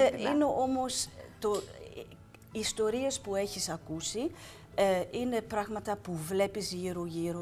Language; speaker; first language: Greek; non-native, fluent; Dutch